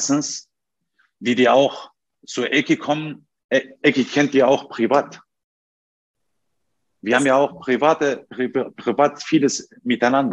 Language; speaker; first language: German; non-native, learner; Turkish